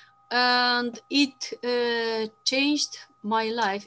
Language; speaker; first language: English; non-native, fluent; Romanian